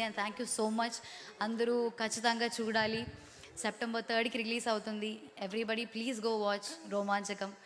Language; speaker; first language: Telugu; non-native, learner; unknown